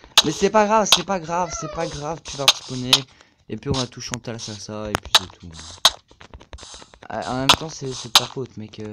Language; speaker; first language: French; native; French